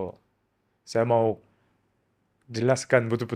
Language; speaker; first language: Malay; non-native, learner; Korean